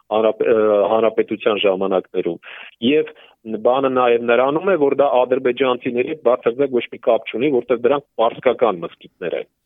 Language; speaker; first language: Armenian; native; Armenian